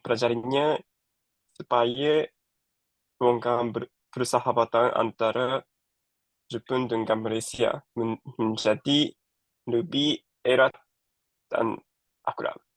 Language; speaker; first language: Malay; non-native, learner; Japanese